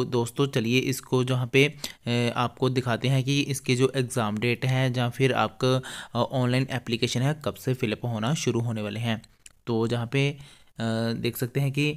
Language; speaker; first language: Hindi; native; Hindi